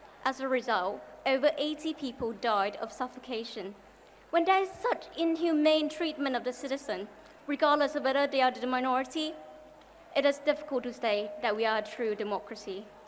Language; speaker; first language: English; non-native, fluent; Thai